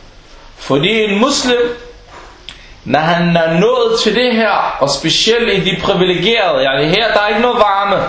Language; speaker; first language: Danish; non-native, local second language; Arabic